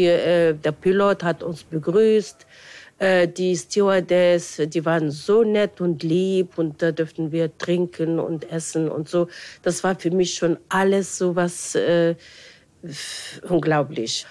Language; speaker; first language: German; non-native, fluent; Arabic